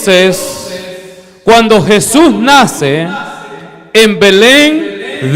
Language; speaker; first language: Spanish; native; Spanish